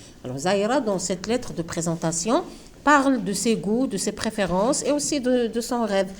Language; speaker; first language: French; non-native, local second language; Arabic